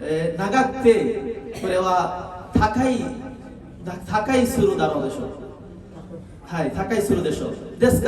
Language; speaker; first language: Japanese; non-native, learner; Bangla